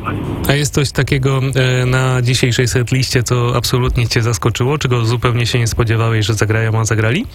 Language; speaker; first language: Polish; native; Polish